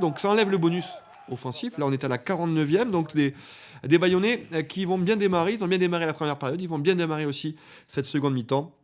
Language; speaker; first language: French; native; French